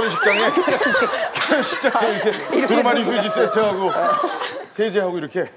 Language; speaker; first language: Korean; native; Korean